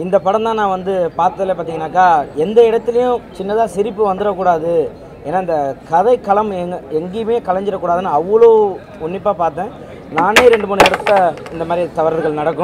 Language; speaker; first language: Tamil; native; Tamil